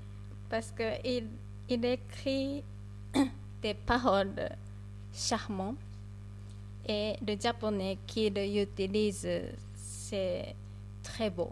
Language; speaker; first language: French; non-native, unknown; Japanese